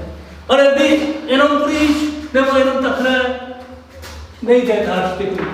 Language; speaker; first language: Czech; non-native, learner; Korean